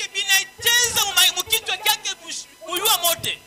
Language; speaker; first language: Swahili; native; Swahili